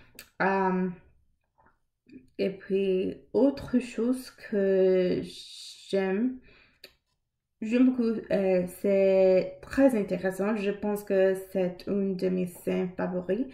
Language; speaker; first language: French; non-native, learner; English